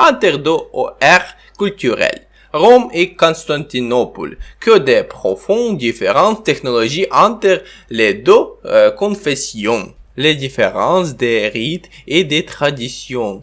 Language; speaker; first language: French; non-native, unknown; Ukrainian